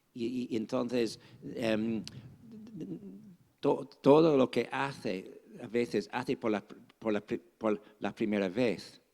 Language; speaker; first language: Spanish; non-native, fluent; English